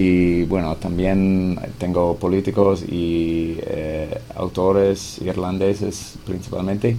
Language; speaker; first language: Spanish; non-native, fluent; English